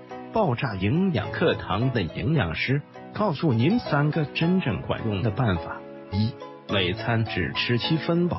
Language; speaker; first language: Chinese; native; Chinese